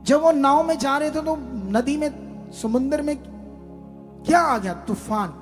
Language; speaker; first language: Hindi; native; Hindi